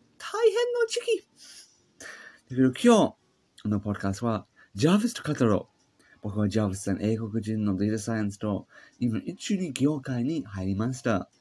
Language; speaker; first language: Japanese; non-native, learner; English